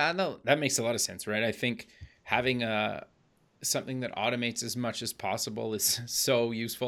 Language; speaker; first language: English; native; English